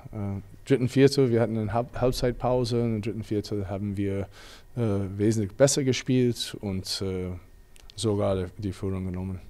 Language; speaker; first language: German; non-native, fluent; English